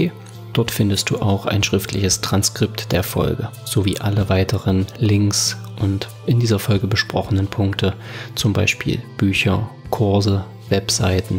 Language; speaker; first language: German; native; German